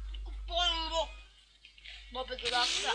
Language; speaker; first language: Finnish; native; Finnish